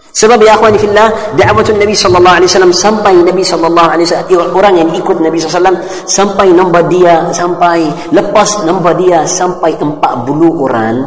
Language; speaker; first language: Malay; non-native, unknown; Arabic